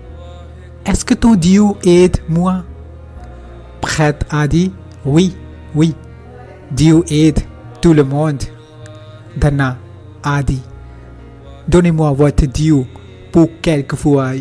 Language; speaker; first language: French; non-native, learner; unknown